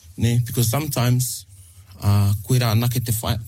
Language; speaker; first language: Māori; non-native, local second language; English